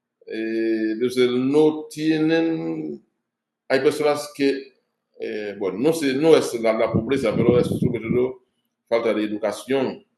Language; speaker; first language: Spanish; non-native, fluent; Haitian Creole